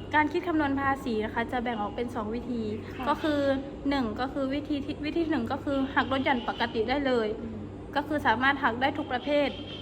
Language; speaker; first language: Thai; non-native, local second language; Pattani Malay